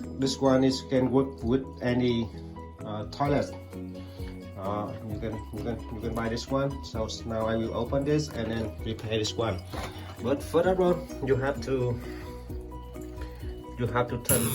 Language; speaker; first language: English; non-native, learner; Vietnamese